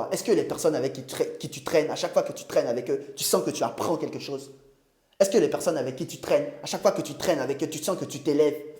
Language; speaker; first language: French; non-native, local second language; Ewe